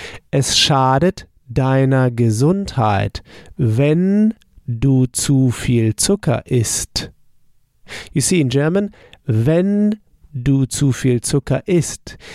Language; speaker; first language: German; native; German